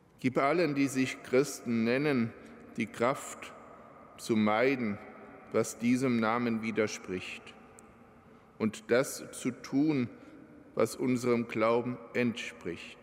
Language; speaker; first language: German; native; German